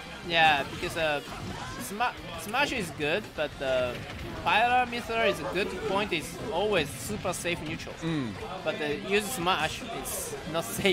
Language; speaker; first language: English; non-native, learner; Chinese